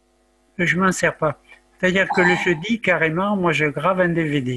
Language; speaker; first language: French; native; French